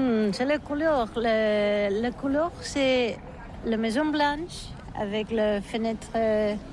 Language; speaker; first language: French; non-native, learner; Catalan